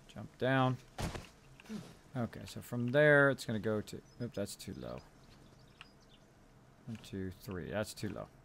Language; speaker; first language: English; native; English